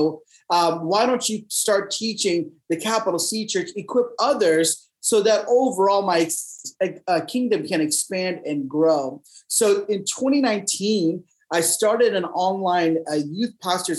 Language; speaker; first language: English; native; English